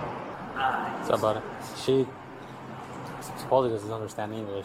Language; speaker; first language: English; native; English